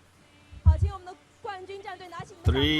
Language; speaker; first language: Chinese; native; Chinese